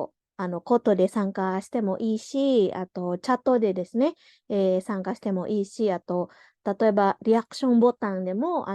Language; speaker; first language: Japanese; non-native, fluent; Indonesian